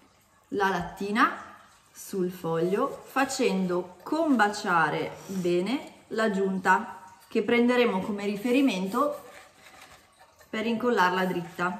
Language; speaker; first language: Italian; native; Italian